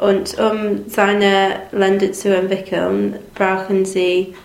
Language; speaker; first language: German; non-native, learner; English